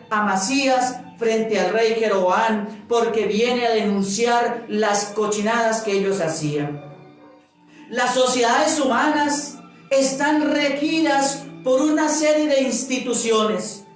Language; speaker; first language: Spanish; native; Spanish